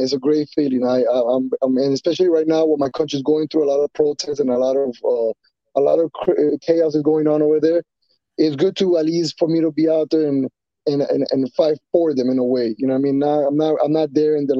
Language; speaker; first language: English; non-native, fluent; Spanish